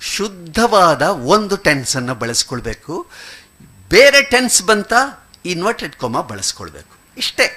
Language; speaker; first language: Kannada; non-native, local second language; Malayalam